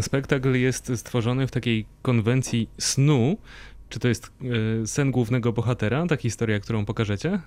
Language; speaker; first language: Polish; native; Polish